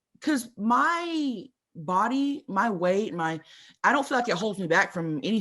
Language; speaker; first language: English; native; English